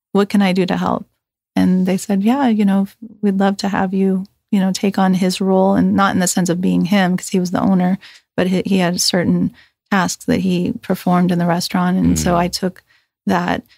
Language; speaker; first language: English; native; English